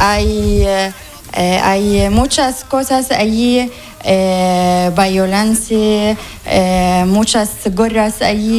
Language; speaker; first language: Spanish; non-native, learner; Arabic